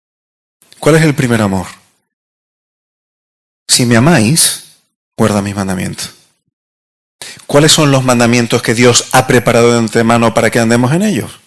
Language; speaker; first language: Spanish; native; Spanish